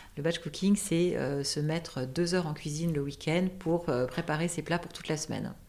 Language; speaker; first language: French; native; French